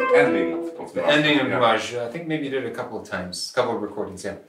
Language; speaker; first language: English; native; English